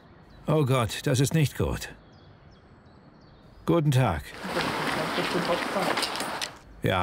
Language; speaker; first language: German; non-native, learner; Romanian